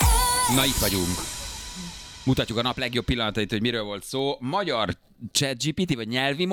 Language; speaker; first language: Hungarian; native; Hungarian